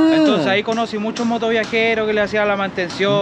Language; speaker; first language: Spanish; native; Spanish